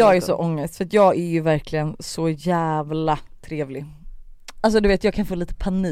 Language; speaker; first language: Swedish; native; Swedish